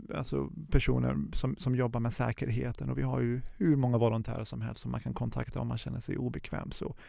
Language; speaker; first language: Swedish; early bilingual, other home language; Arabic